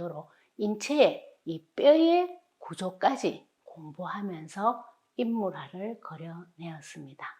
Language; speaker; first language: Korean; native; Korean